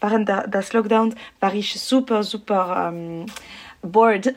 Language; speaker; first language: German; non-native, learner; French